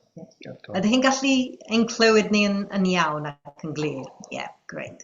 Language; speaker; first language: Welsh; non-native, fluent; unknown